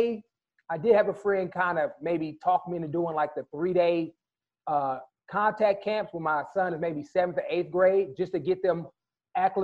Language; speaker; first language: English; native; English